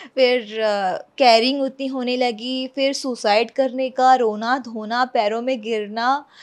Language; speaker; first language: Hindi; non-native, local second language; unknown